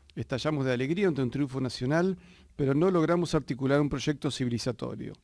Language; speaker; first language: Spanish; native; Spanish